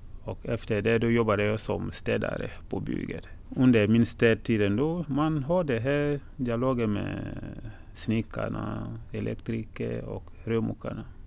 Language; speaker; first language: Swedish; non-native, fluent; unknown